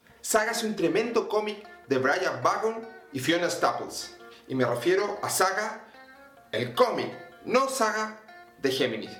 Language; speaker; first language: Spanish; native; Spanish